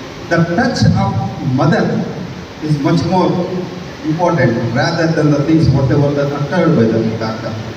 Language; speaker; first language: English; non-native, local second language; Telugu